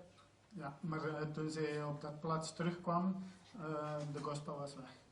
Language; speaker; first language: Dutch; non-native, fluent; Croatian